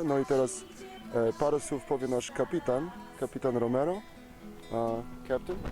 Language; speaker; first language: Polish; early bilingual, heritage; Polish